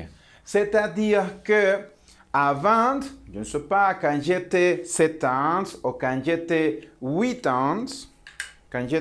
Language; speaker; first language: French; non-native, learner; Spanish